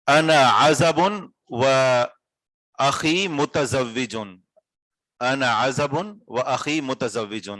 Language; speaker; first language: Arabic; non-native, fluent; Urdu